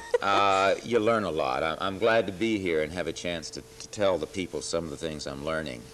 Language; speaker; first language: English; native; English